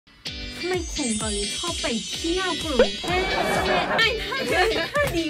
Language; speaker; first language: Thai; non-native, learner; Korean